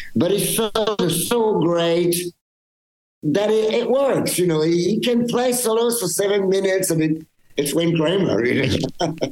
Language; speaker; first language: English; early bilingual, other home language; French